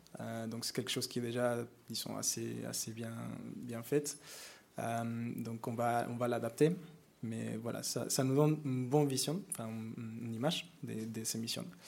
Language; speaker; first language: French; non-native, fluent; Spanish